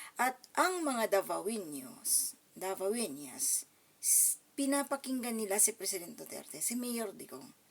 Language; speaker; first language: Filipino; non-native, local second language; Cebuano